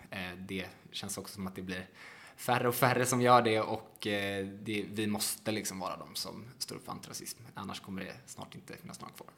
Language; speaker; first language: Swedish; native; Swedish